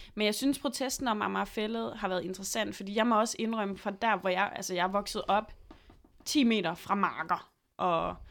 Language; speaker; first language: Danish; native; Danish